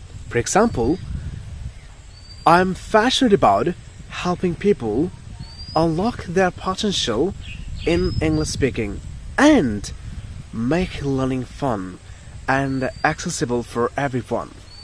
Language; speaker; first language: English; non-native, local second language; Bangla